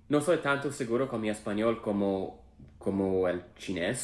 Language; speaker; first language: Spanish; non-native, learner; English